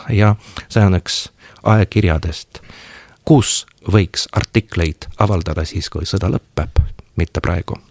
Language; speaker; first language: Estonian; non-native, local second language; Russian